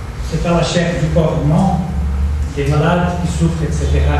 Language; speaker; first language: French; non-native, fluent; Portuguese